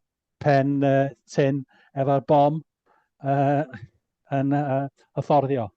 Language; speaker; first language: Welsh; non-native, fluent; English